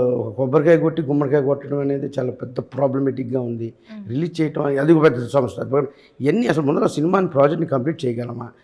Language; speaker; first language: Telugu; native; Telugu